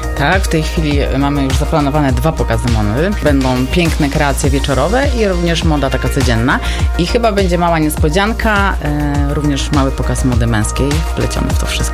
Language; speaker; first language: Polish; native; Polish